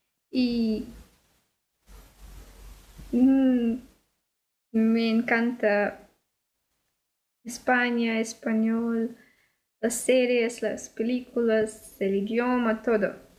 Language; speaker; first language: Spanish; non-native, learner; Russian